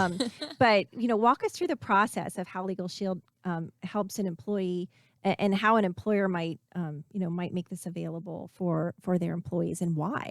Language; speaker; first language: English; native; English